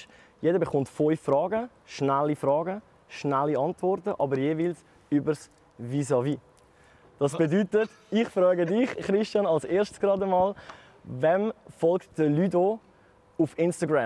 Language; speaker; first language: German; native; German